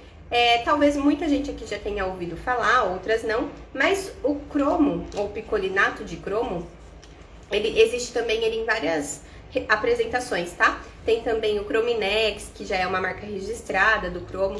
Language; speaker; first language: Portuguese; native; Portuguese